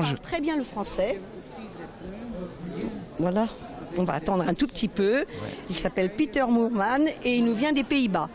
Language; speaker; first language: French; native; French